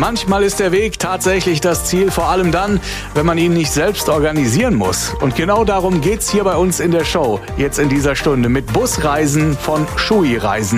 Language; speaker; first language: German; native; German